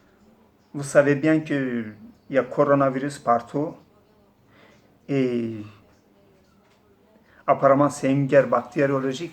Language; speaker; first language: French; non-native, fluent; Turkish